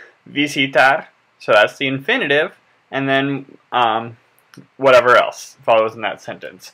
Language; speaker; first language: English; native; English